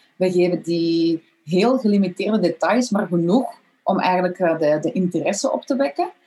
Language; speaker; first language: Dutch; native; Dutch